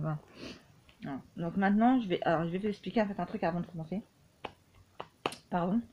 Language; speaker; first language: French; native; French